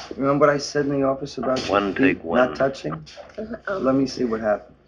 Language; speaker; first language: English; native; English